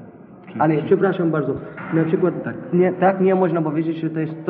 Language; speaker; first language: Polish; non-native, learner; Arabic